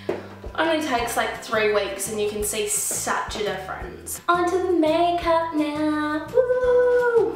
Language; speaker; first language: English; native; English